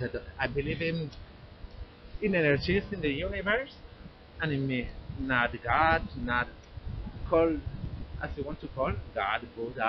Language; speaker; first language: English; non-native, learner; Spanish